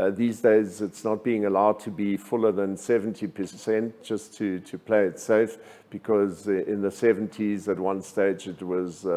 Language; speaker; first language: English; non-native, local second language; German